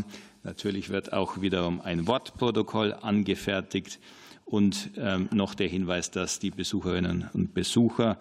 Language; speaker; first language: German; native; German